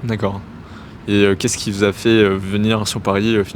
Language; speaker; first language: French; native; French